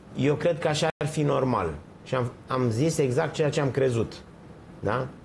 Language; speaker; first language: Romanian; native; Romanian